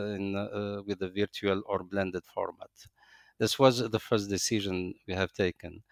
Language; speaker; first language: English; non-native, fluent; Arabic